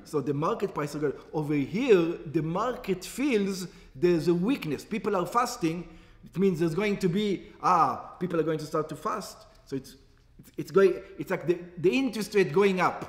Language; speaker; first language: English; non-native, fluent; Hebrew